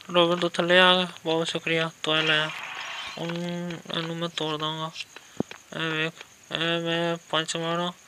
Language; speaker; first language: Urdu; non-native, local second language; Punjabi